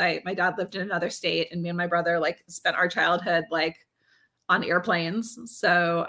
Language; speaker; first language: English; native; English